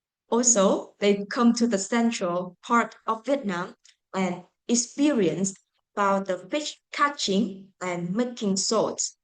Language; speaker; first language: English; non-native, fluent; Vietnamese